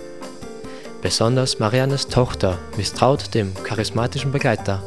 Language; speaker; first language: German; native; German